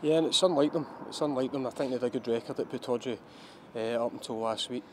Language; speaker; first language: English; native; English